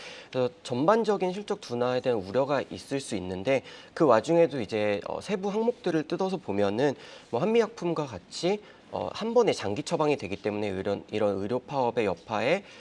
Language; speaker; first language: Korean; native; Korean